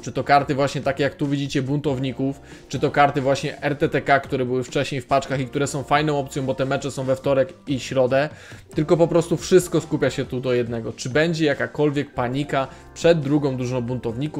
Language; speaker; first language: Polish; native; Polish